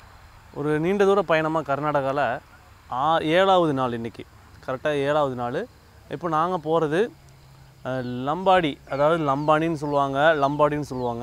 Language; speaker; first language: Tamil; native; Tamil